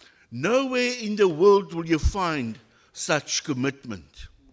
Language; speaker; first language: English; non-native, local second language; Afrikaans